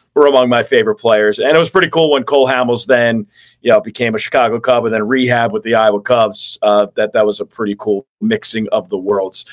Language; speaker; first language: English; native; English